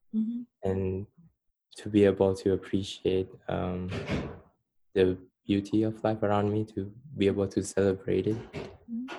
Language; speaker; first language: English; non-native, fluent; Khmer